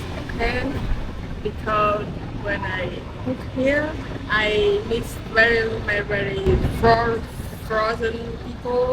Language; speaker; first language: English; non-native, learner; Vietnamese